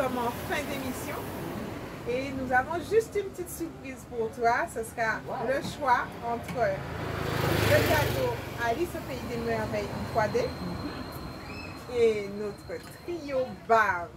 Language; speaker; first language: French; native; French